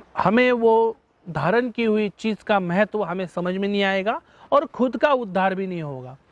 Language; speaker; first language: Hindi; non-native, local second language; Marathi